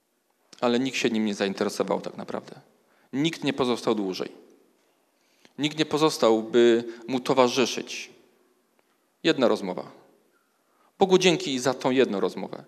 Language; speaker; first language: Polish; native; Polish